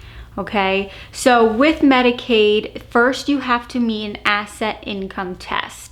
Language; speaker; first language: English; native; English